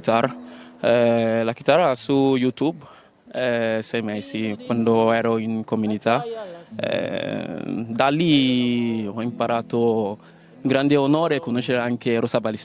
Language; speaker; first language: Italian; non-native, learner; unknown